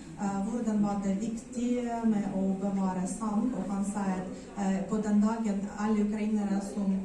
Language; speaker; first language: Swedish; non-native, fluent; Ukrainian